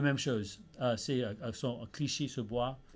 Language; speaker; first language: French; early bilingual, heritage; English